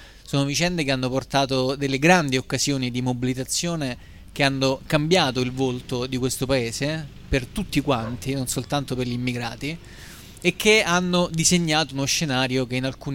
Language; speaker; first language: Italian; native; Italian